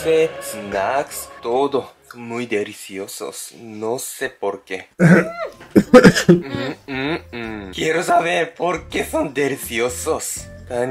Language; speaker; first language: Spanish; non-native, learner; Japanese